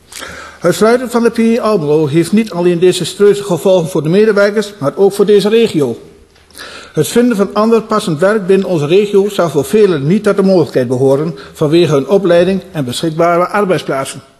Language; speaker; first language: Dutch; native; Dutch